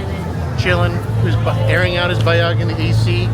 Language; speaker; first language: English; native; English